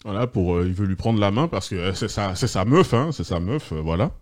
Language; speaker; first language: French; native; French